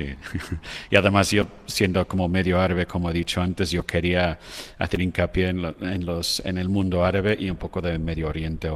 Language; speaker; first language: Spanish; non-native, fluent; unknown